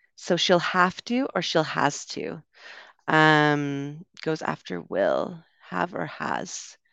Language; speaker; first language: English; native; English